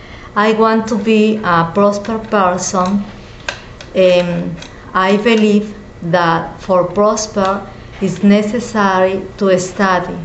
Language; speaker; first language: English; non-native, learner; Spanish